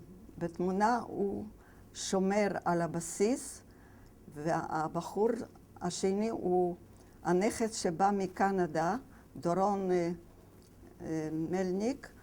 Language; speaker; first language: Hebrew; non-native, fluent; Yiddish